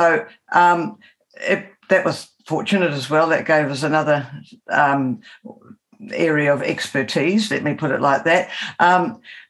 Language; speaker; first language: English; native; English